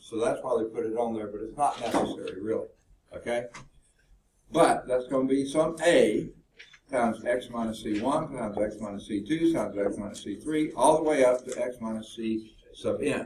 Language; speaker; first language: English; native; English